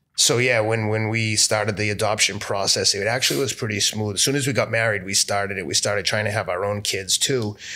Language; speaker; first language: English; native; English